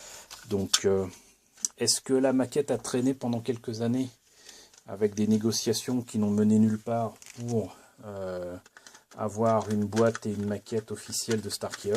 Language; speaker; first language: French; native; French